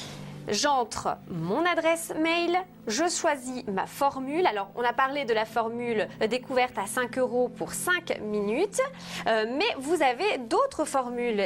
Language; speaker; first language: French; native; French